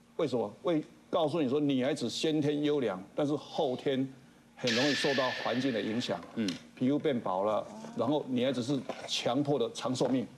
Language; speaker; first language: Chinese; native; Chinese